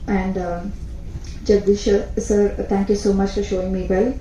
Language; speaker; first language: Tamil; non-native, learner; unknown